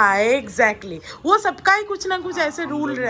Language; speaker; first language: Hindi; non-native, local second language; Bangla